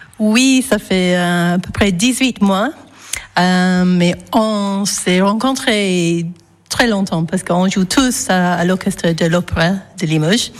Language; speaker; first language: French; non-native, fluent; English